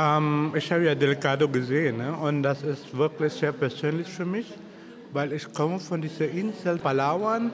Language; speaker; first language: German; non-native, fluent; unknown